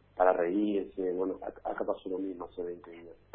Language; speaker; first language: Spanish; native; Spanish